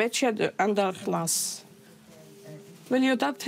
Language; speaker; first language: Dutch; non-native, learner; Arabic